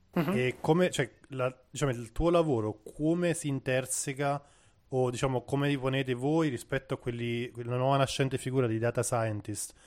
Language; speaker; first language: Italian; native; Italian